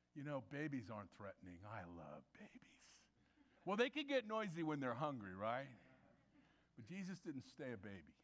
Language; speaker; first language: English; native; English